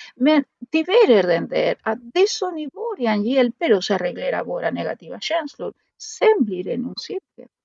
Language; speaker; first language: Swedish; non-native, fluent; Spanish